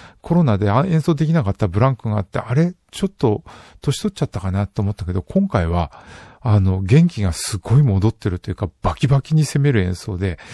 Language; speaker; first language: Japanese; native; Japanese